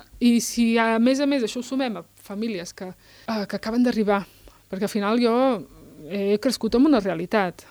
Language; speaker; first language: Catalan; early bilingual, other home language; Berber languages